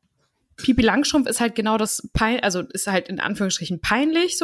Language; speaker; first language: German; native; German